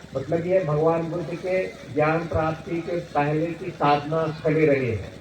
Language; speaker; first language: Hindi; native; Hindi